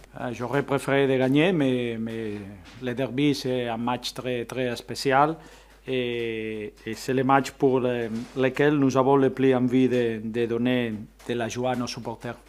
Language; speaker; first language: French; non-native, fluent; Spanish